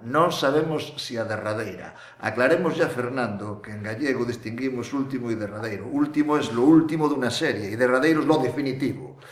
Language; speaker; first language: Galician; native; Galician